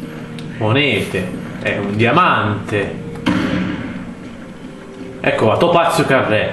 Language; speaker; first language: Italian; native; Italian